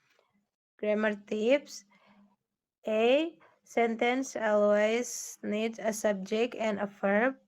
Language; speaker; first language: English; non-native, learner; Indonesian